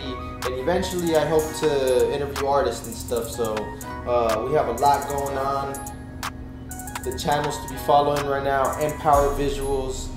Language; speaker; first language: English; early bilingual, other home language; Spanish